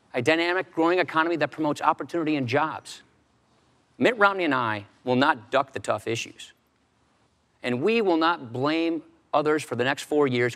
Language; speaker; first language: English; native; English